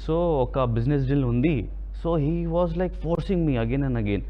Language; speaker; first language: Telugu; non-native, local second language; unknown